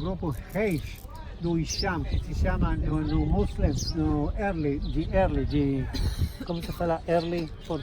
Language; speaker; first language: Portuguese; non-native, learner; Hebrew